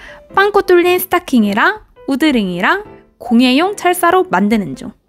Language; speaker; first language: Korean; native; Korean